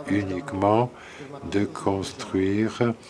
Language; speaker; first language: French; non-native, fluent; Polish